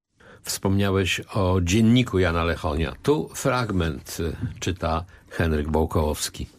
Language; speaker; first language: Polish; native; Polish